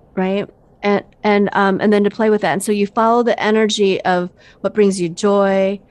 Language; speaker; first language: English; native; English